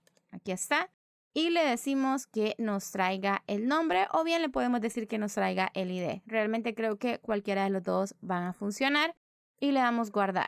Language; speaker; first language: Spanish; native; Spanish